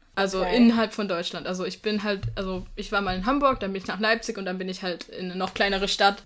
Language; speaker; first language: German; native; German